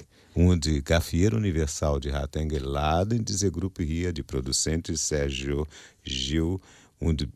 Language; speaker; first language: German; non-native, learner; Portuguese